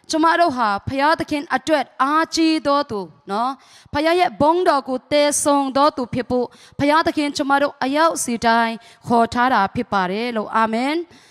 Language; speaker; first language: Burmese; non-native, local second language; Tedim Chin